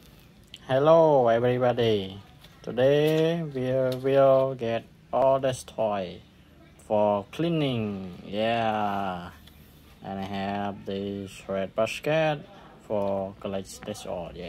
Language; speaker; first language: English; non-native, learner; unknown